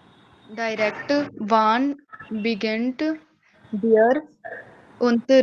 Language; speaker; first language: German; non-native, learner; Hindi